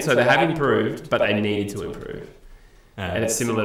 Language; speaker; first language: English; native; English